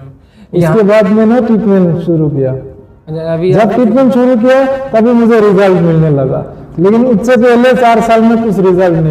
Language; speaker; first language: Hindi; non-native, local second language; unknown